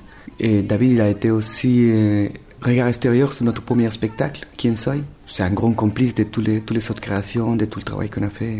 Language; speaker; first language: French; non-native, fluent; Spanish